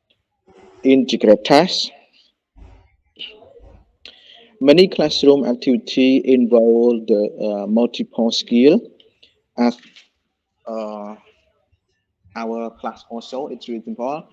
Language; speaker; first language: English; non-native, learner; Khmer